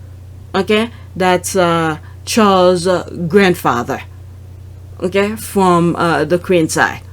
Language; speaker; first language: English; non-native, fluent; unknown